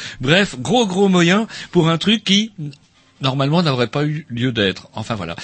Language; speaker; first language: French; native; French